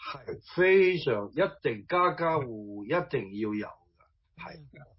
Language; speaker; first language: Chinese; early bilingual, heritage; Cantonese